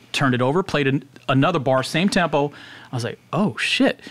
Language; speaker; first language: English; native; English